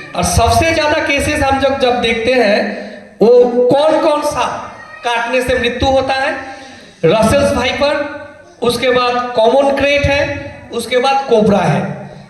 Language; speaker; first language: Hindi; non-native, local second language; Bangla